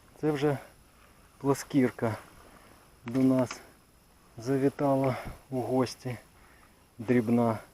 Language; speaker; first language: Ukrainian; native; Ukrainian